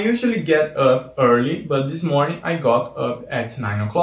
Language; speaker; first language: English; non-native, fluent; Portuguese